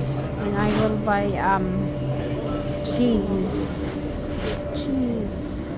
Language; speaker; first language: English; non-native, local second language; Filipino